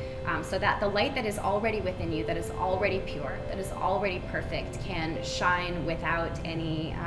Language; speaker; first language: English; native; English